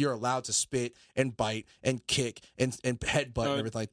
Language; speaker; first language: English; native; English